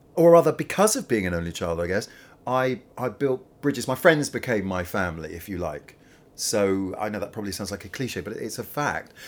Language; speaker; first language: English; native; English